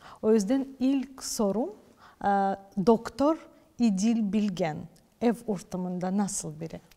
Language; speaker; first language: Turkish; non-native, fluent; Ukrainian